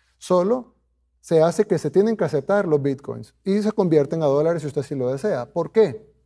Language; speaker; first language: Spanish; native; Spanish